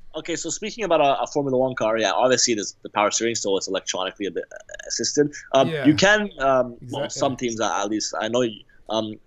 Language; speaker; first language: English; native; English